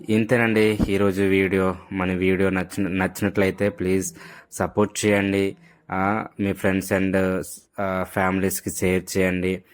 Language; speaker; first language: Telugu; native; Telugu